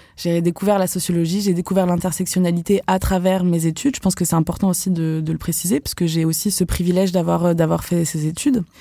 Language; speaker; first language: French; native; French